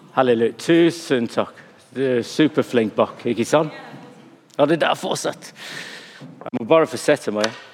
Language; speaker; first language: Norwegian; non-native, fluent; English